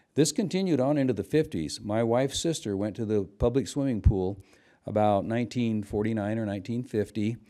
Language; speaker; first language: English; native; English